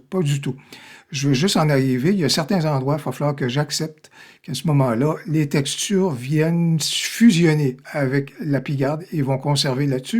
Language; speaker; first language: French; native; French